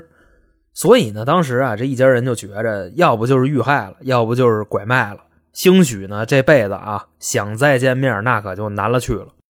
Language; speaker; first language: Chinese; native; Chinese